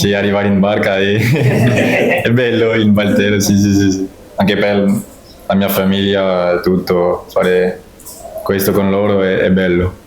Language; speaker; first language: Italian; non-native, fluent; French